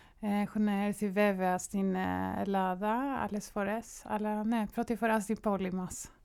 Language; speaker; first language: Greek; non-native, fluent; Swedish